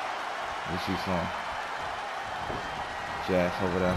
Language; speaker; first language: English; native; English